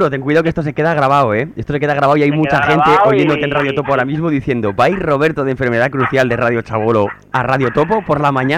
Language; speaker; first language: Spanish; native; Spanish